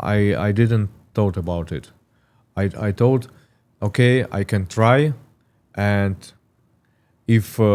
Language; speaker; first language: English; non-native, learner; Russian